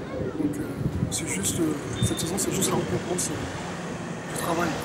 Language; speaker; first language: French; early bilingual, other home language; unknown